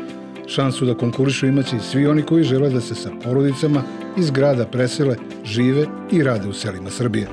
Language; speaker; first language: Serbian; native; Serbian